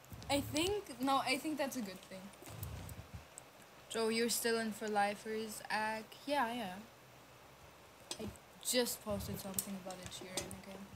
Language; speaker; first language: English; non-native, fluent; German